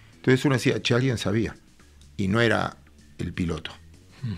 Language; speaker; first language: Spanish; native; Spanish